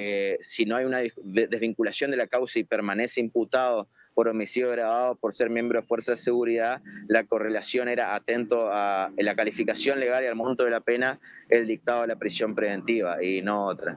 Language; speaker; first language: Spanish; native; Spanish